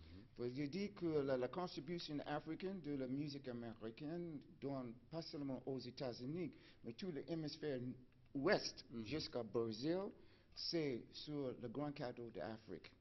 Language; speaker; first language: French; non-native, fluent; English